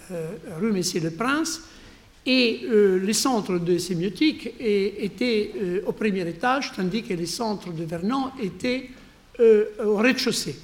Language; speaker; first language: French; non-native, fluent; Italian